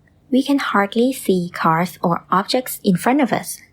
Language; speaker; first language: English; non-native, fluent; Thai